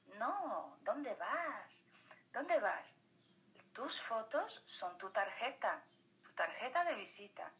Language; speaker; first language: Spanish; non-native, fluent; Polish